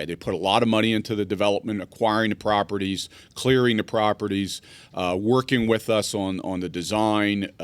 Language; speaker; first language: English; native; English